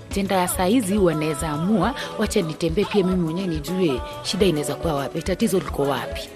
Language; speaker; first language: Swahili; non-native, local second language; Luyia